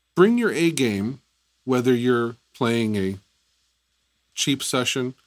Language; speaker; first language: English; native; English